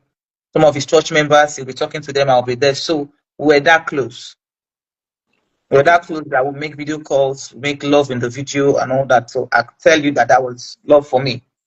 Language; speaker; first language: English; non-native, local second language; Igbo